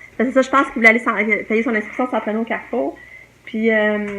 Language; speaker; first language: French; native; French